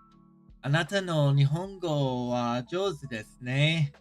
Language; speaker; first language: Japanese; non-native, learner; English